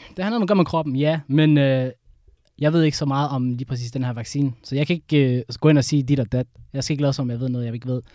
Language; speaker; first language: Danish; early bilingual, other home language; Somali